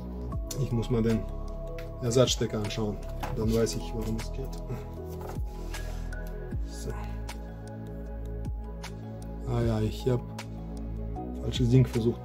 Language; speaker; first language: German; non-native, fluent; Russian